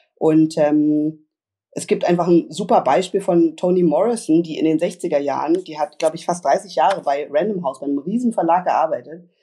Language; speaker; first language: German; native; German